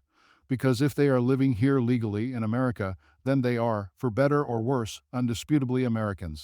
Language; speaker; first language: English; native; English